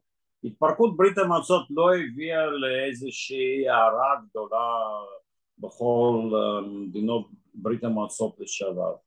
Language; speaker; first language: Hebrew; non-native, fluent; Russian